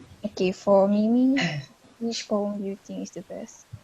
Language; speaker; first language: English; non-native, fluent; Malay